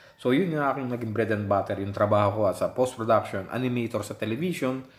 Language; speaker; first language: English; non-native, local second language; Filipino